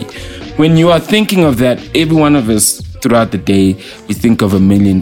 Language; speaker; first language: English; non-native, local second language; Zulu